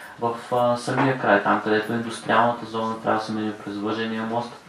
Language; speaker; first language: Bulgarian; native; Bulgarian